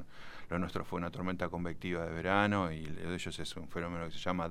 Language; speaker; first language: Spanish; native; Spanish